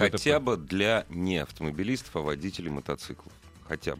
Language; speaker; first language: Russian; native; Russian